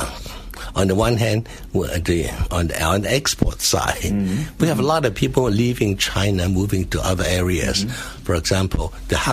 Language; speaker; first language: English; non-native, local second language; Cantonese